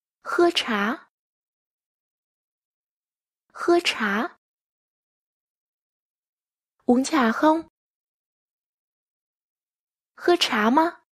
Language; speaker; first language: Chinese; non-native, fluent; Vietnamese